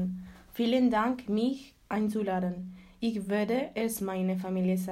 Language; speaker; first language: German; non-native, learner; Spanish